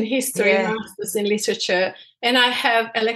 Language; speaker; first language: English; non-native, fluent; Bosnian